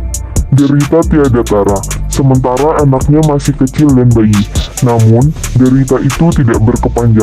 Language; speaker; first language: Indonesian; native; Indonesian